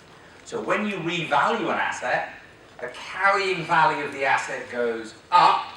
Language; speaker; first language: English; native; English